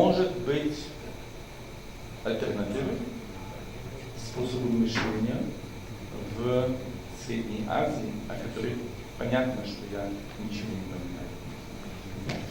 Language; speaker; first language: Russian; non-native, fluent; Polish